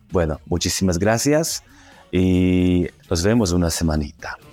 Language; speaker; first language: Spanish; non-native, fluent; Slovak